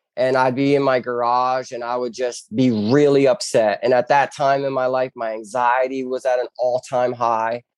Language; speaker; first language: English; native; English